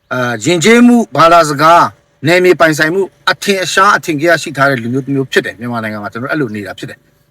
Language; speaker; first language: Burmese; non-native, local second language; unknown